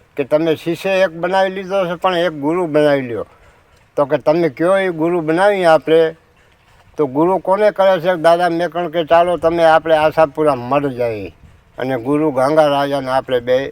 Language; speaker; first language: Gujarati; native; Gujarati